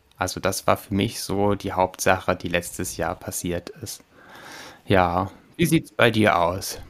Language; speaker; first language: German; native; German